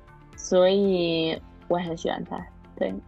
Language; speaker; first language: Chinese; early bilingual, other home language; English